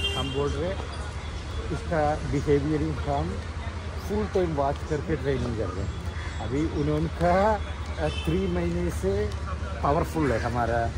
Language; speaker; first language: Hindi; non-native, local second language; Malayalam